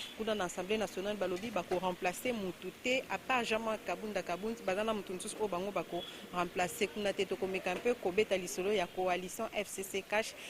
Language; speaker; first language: Lingala; native; Lingala